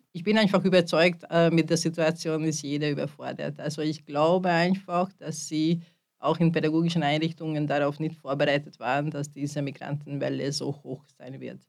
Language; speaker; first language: German; non-native, fluent; Hungarian